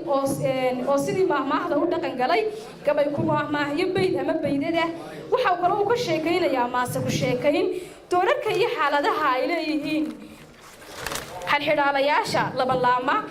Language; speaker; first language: Somali; native; Somali